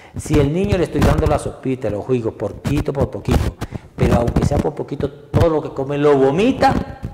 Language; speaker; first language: Spanish; native; Spanish